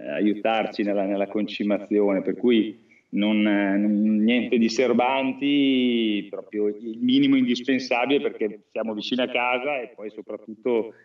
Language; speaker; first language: Italian; native; Italian